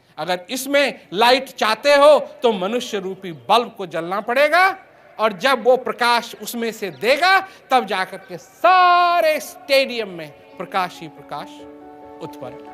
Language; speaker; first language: Hindi; native; Hindi